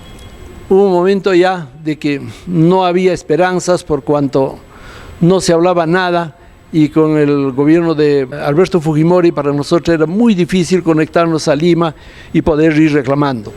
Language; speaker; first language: Spanish; native; Spanish